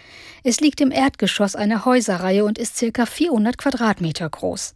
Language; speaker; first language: German; native; German